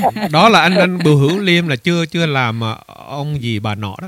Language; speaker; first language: Vietnamese; native; Vietnamese